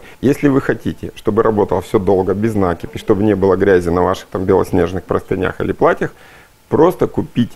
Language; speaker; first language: Russian; native; Russian